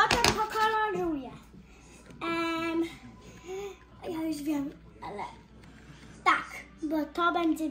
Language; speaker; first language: Polish; early bilingual, heritage; Polish